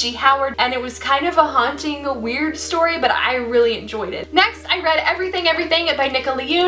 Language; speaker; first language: English; native; English